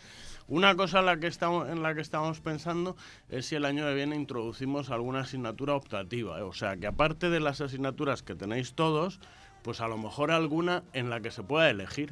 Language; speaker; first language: Spanish; native; Spanish